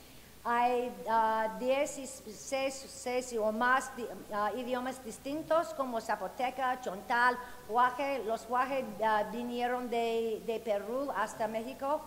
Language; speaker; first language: Spanish; non-native, fluent; English